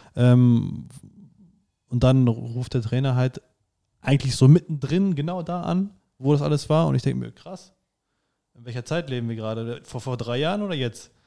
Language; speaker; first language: German; native; German